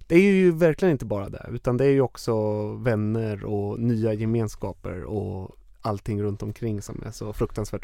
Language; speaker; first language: Swedish; native; Swedish